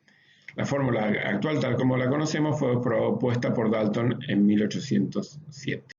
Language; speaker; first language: Spanish; native; Spanish